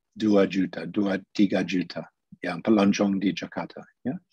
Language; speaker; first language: Indonesian; non-native, fluent; English